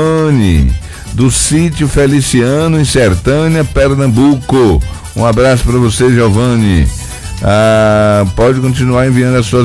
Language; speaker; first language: Portuguese; native; Portuguese